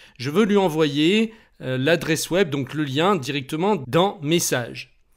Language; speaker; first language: French; native; French